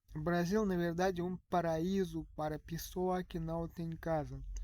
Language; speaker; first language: Portuguese; non-native, learner; Russian